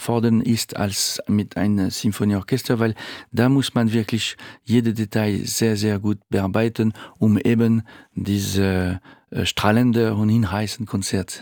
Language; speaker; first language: German; non-native, fluent; French